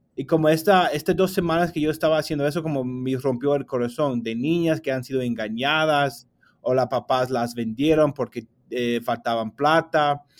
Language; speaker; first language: Spanish; non-native, fluent; English